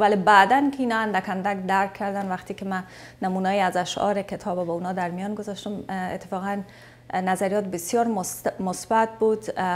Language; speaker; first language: Persian; native; Persian